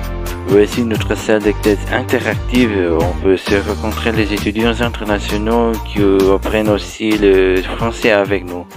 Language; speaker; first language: French; non-native, learner; Indonesian